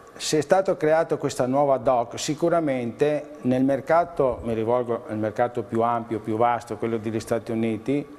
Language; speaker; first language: Italian; native; Italian